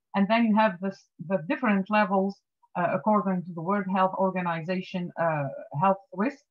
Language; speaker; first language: English; non-native, fluent; Arabic